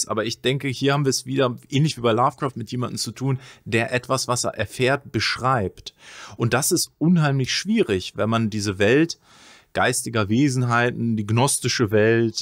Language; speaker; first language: German; native; German